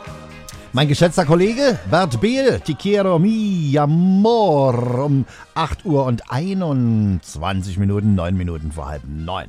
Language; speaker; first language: German; native; German